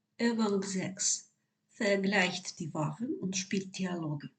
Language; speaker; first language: German; non-native, fluent; Ukrainian